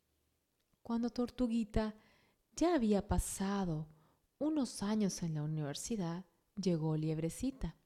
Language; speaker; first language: Spanish; native; Spanish